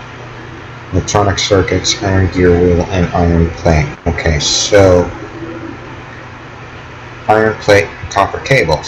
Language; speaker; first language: English; native; English